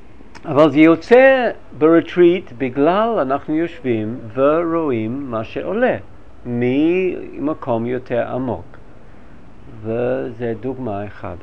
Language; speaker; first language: Hebrew; non-native, fluent; English